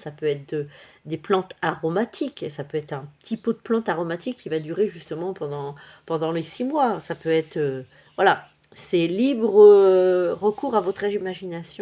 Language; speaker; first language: French; native; French